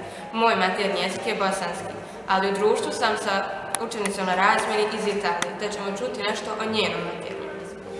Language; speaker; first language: Bosnian; native; Bosnian